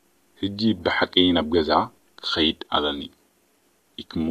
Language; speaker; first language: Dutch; non-native, fluent; Tigrinya